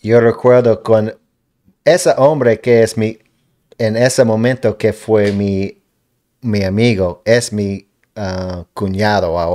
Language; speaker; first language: Spanish; non-native, learner; English